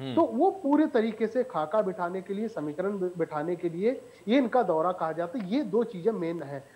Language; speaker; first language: Hindi; native; Hindi